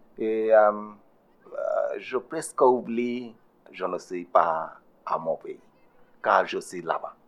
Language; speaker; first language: French; non-native, learner; Bangla